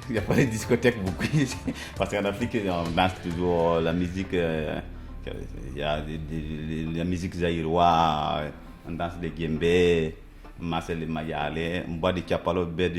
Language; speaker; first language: French; non-native, local second language; Mossi